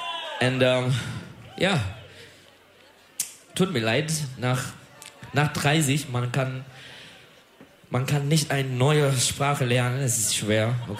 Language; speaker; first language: German; non-native, learner; Turkish